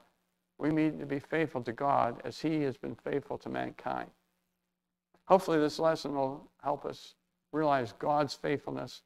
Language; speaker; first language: English; native; English